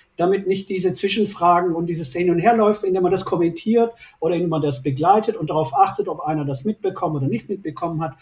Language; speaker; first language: German; early bilingual, other home language; Turkish